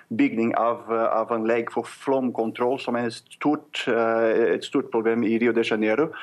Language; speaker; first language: Norwegian; non-native, fluent; Portuguese